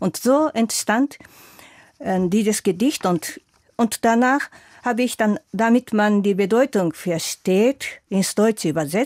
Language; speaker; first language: German; non-native, fluent; Japanese